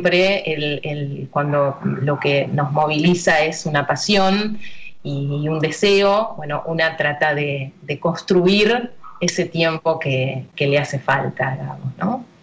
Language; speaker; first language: Spanish; native; Spanish